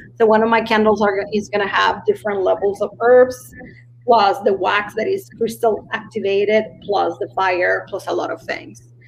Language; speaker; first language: English; non-native, fluent; Spanish